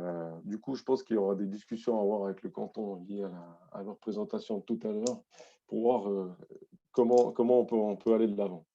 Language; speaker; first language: French; native; French